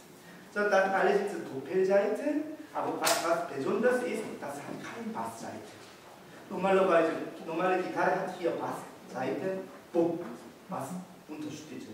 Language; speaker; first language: German; non-native, learner; Korean